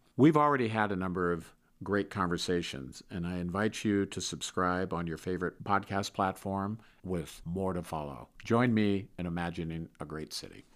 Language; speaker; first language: English; native; English